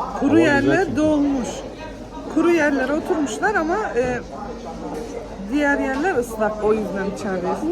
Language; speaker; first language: Turkish; early bilingual, heritage; Turkish